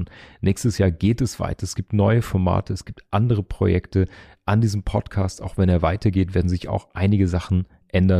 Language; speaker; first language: German; native; German